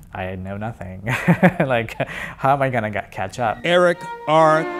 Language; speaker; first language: English; early bilingual, other home language; Spanish